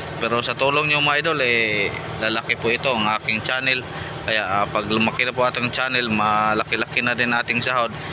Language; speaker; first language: Filipino; non-native, local second language; Cebuano